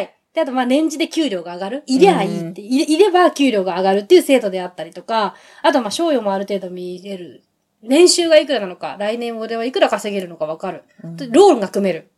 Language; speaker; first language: Japanese; native; Japanese